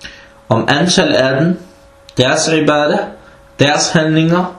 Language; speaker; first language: Danish; non-native, fluent; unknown